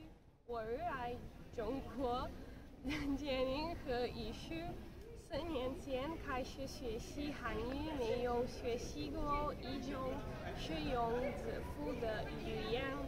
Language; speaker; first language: Chinese; non-native, learner; Bulgarian